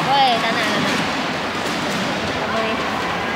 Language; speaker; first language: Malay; non-native, local second language; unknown